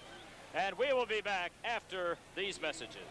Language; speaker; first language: English; native; English